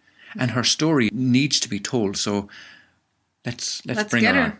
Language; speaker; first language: English; native; English